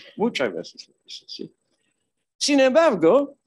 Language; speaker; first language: Spanish; non-native, fluent; Polish